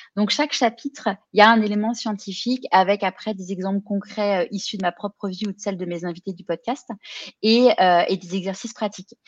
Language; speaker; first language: French; native; French